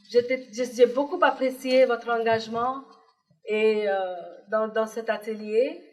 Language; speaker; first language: French; non-native, fluent; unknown